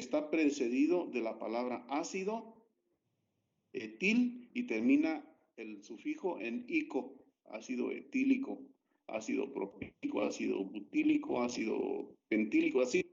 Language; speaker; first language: Spanish; native; Spanish